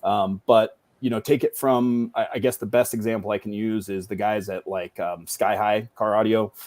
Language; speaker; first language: English; native; English